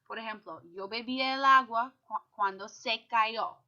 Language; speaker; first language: Spanish; non-native, fluent; English